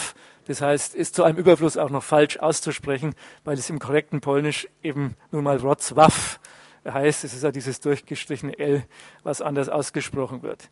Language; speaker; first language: German; native; German